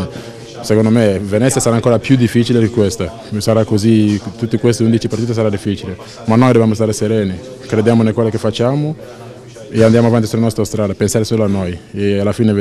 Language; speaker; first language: Italian; non-native, fluent; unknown